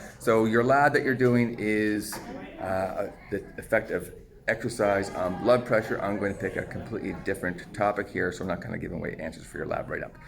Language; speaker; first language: English; native; English